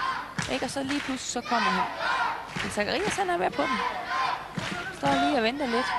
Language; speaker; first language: Danish; native; Danish